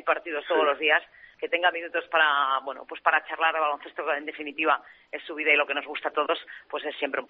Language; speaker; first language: Spanish; native; Spanish